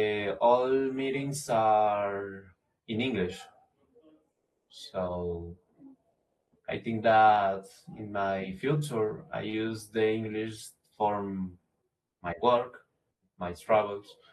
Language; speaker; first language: English; non-native, learner; Spanish